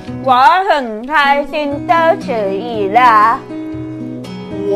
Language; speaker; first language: Chinese; non-native, learner; Thai